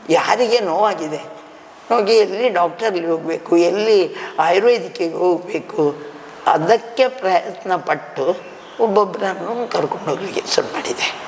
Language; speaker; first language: Kannada; non-native, local second language; Tulu